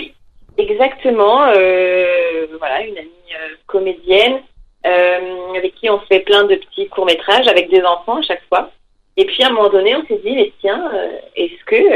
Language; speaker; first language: French; native; French